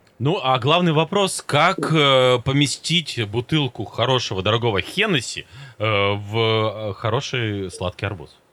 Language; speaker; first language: Russian; native; Russian